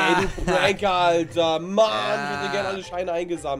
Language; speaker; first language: German; native; German